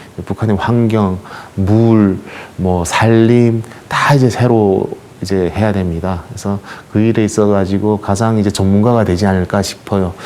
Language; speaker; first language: Korean; native; Korean